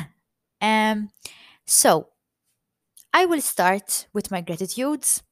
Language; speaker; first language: English; non-native, fluent; Maltese